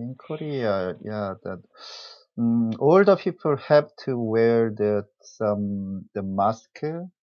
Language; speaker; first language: English; non-native, learner; Korean